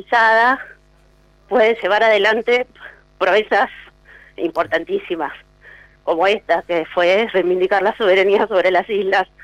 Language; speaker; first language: Spanish; native; Spanish